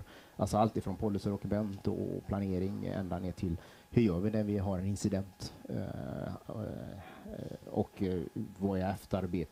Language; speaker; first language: Swedish; native; Swedish